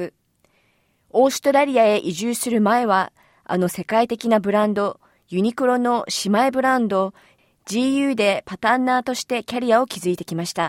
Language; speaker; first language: Japanese; native; Japanese